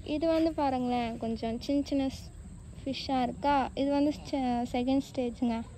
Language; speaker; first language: Tamil; non-native, local second language; Telugu